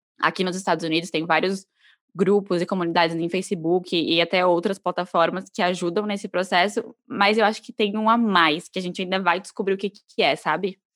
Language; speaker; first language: Portuguese; native; Portuguese